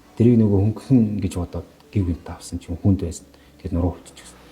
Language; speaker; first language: Mongolian; non-native, local second language; Kazakh